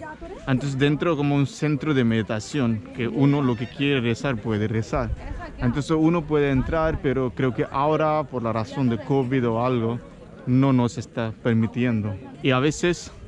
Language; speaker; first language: Spanish; non-native, fluent; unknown